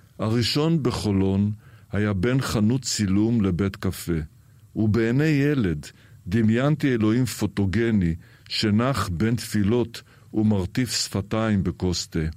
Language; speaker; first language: Hebrew; early bilingual, other home language; Arabic